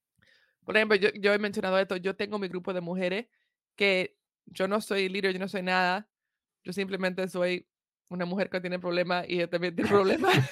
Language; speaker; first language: Spanish; early bilingual, heritage; Spanish